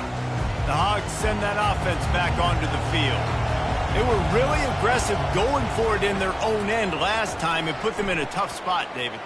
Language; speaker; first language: English; native; English